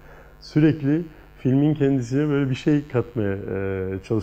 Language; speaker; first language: Turkish; native; Turkish